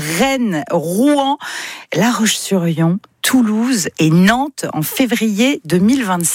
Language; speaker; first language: French; native; French